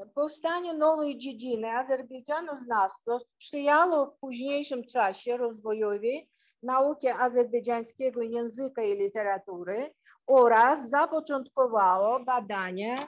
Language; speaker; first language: Polish; non-native, fluent; Azerbaijani